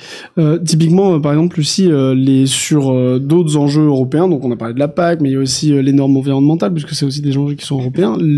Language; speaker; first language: French; native; French